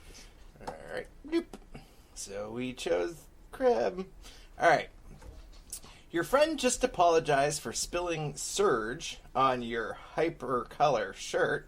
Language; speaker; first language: English; native; English